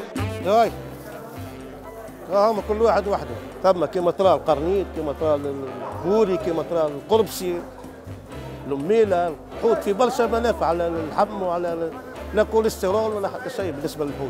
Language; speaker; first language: Arabic; native; Arabic